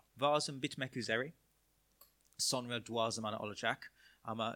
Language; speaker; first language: Turkish; non-native, fluent; English